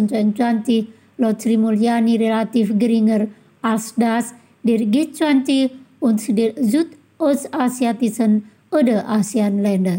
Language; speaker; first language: German; non-native, fluent; Indonesian